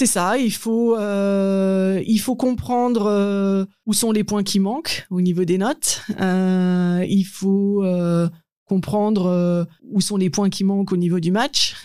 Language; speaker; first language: French; native; French